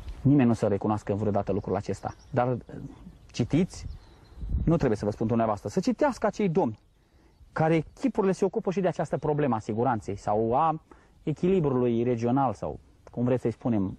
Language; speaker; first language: Romanian; native; Romanian